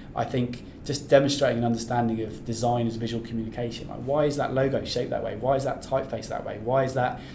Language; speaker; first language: English; native; English